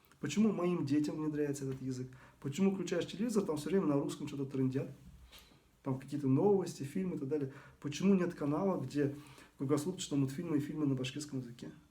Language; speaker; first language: Russian; non-native, local second language; Bashkir